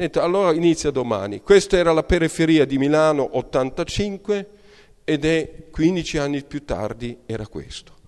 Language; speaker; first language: Italian; non-native, fluent; German